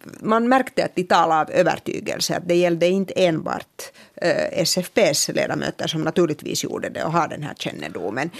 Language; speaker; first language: Swedish; native; Swedish